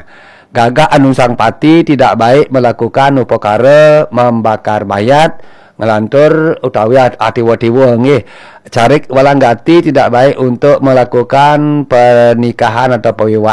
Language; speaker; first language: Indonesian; non-native, local second language; Balinese